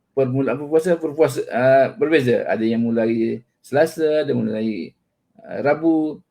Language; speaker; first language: Malay; native; Malay